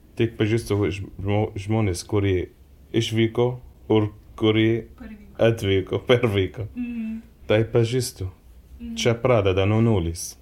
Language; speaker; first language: Lithuanian; non-native, learner; Arabic